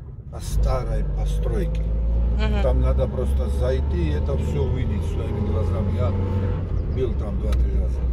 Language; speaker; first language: Russian; non-native, local second language; Georgian